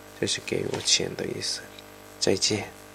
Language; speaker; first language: Chinese; non-native, fluent; Korean